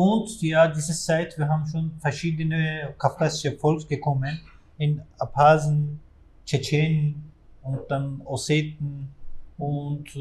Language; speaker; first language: German; non-native, learner; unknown